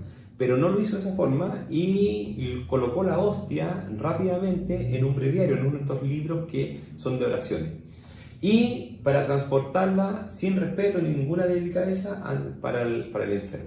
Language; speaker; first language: Spanish; native; Spanish